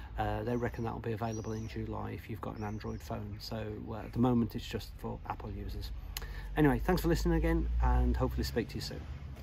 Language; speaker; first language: English; native; English